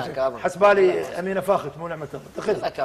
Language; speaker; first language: Arabic; native; Arabic